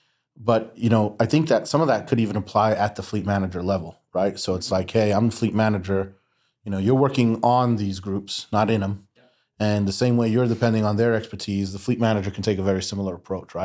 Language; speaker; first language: English; native; English